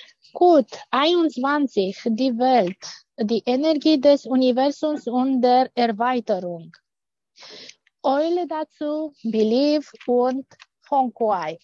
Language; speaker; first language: German; non-native, fluent; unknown